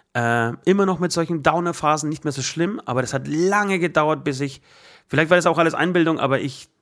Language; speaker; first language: German; non-native, fluent; Polish